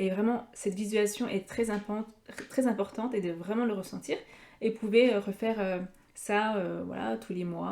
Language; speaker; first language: French; native; French